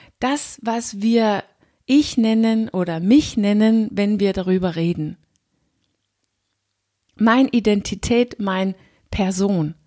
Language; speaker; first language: German; non-native, fluent; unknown